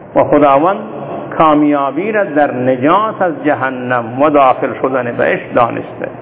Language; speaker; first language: Persian; non-native, local second language; Baluchi